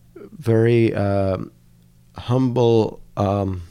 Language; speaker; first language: English; non-native, fluent; Spanish